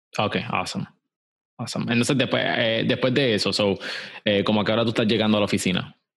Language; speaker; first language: Spanish; native; Spanish